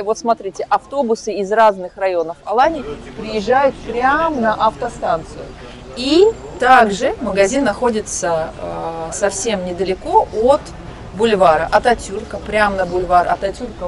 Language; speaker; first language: Russian; native; Russian